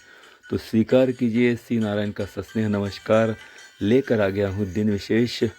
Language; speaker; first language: Hindi; non-native, local second language; Marathi